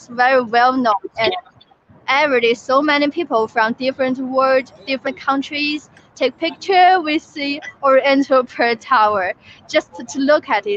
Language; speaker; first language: English; non-native, fluent; Chinese